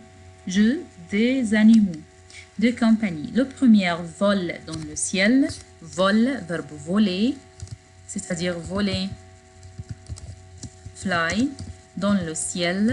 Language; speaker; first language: French; non-native, fluent; Arabic